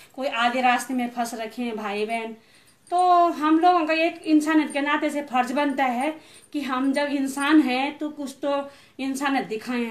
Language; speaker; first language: Hindi; non-native, local second language; Garhwali